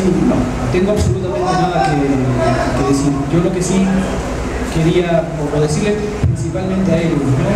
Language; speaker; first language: Spanish; native; Spanish